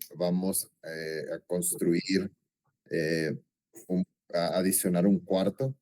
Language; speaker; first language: Portuguese; non-native, learner; Spanish